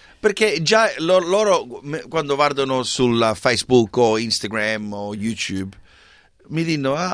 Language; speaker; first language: Italian; early bilingual, heritage; English